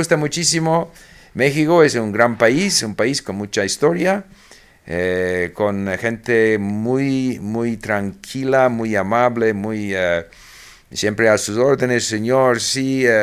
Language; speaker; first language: Spanish; non-native, fluent; English